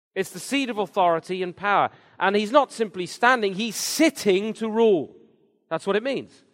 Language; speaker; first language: English; native; English